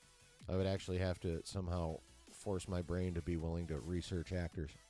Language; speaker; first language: English; native; English